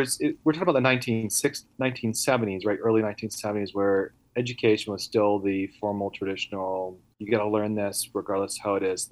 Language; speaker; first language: English; early bilingual, other home language; Italian